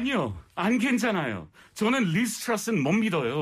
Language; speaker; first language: Korean; non-native, learner; English